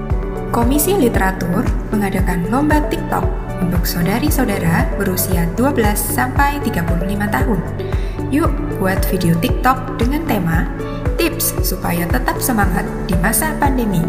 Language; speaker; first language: Indonesian; native; Indonesian